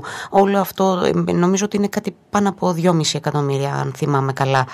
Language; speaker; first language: Greek; native; Greek